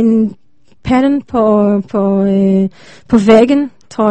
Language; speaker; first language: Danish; non-native, learner; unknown